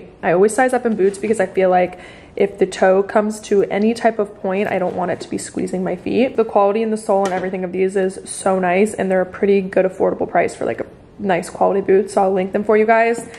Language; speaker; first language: English; native; English